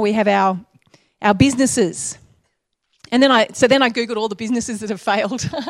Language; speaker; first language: English; native; English